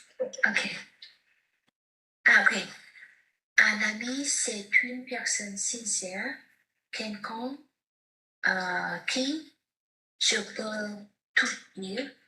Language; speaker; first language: French; non-native, learner; Vietnamese